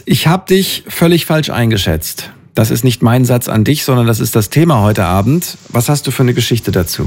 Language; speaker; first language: German; native; German